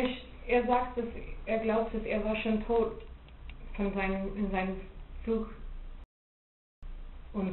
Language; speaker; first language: German; non-native, learner; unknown